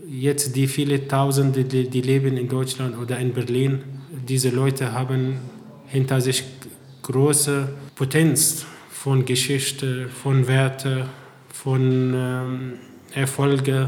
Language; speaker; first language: German; non-native, fluent; Arabic